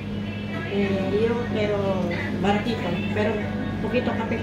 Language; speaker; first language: Spanish; non-native, learner; Filipino